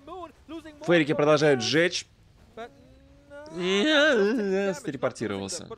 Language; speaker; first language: Russian; native; Russian